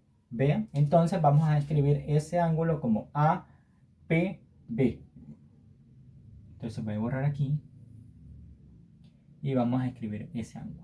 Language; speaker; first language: Spanish; native; Spanish